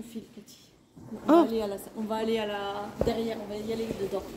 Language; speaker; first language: French; native; French